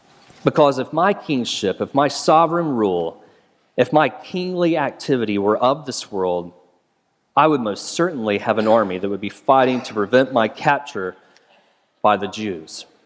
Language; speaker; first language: English; native; English